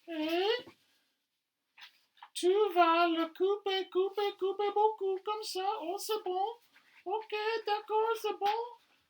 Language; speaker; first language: French; non-native, fluent; English